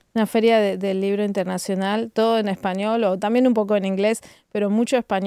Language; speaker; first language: Spanish; native; Spanish